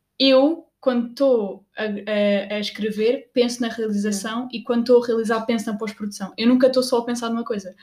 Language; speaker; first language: Portuguese; native; Portuguese